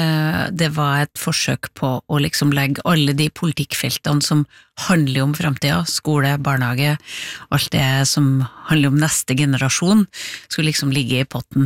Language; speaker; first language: Norwegian; native; Norwegian